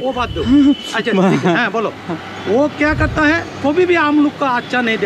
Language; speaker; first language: Hindi; non-native, learner; Bangla